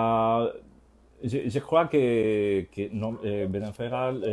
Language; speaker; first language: French; non-native, learner; Spanish